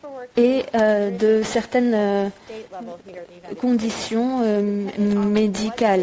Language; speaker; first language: French; native; French